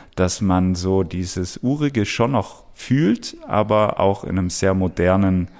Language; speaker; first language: German; native; German